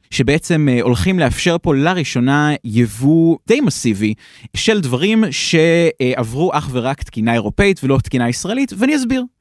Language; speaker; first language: Hebrew; native; Hebrew